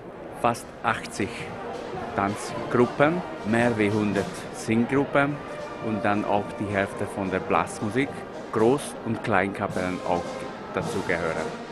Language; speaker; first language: German; non-native, local second language; Hungarian